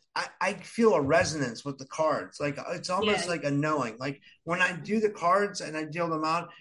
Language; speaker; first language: English; early bilingual, other home language; Arabic